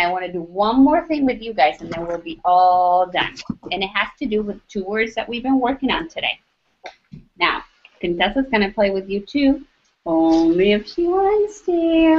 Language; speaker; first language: English; native; English